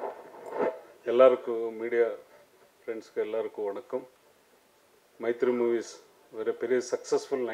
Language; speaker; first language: Tamil; non-native, learner; Telugu